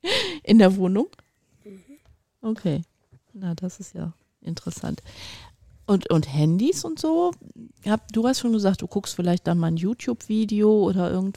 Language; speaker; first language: German; native; German